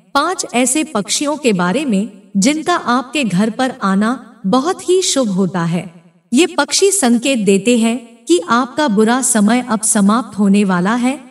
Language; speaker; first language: Hindi; native; Hindi